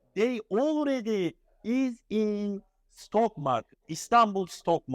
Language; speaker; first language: English; non-native, fluent; Turkish